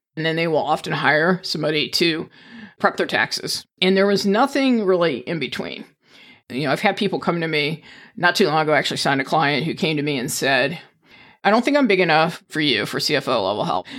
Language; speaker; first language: English; native; English